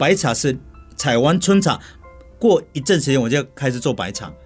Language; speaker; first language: Chinese; native; Chinese